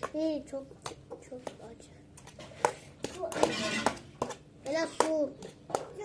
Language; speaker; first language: Turkish; early bilingual, other home language; Persian